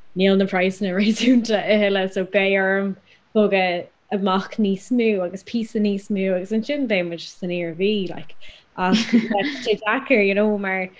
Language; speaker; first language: Irish; non-native, local second language; English